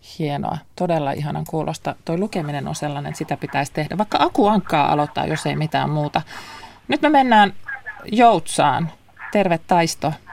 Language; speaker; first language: Finnish; native; Finnish